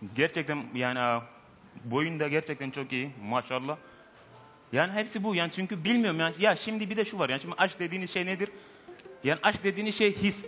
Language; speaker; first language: Turkish; non-native, fluent; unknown